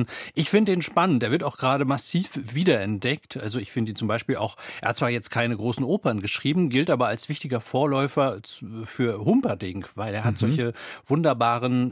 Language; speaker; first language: German; native; German